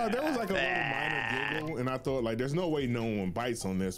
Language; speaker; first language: English; native; English